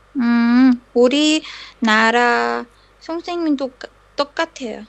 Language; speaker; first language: Korean; non-native, learner; Chinese